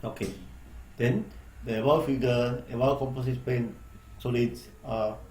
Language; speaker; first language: English; non-native, local second language; Sinhala